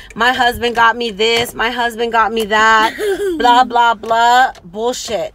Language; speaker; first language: English; early bilingual, other home language; Spanish